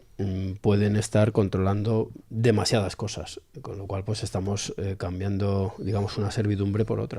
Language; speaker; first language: Spanish; native; Spanish